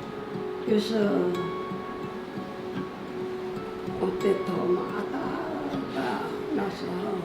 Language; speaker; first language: Chinese; non-native, local second language; Amis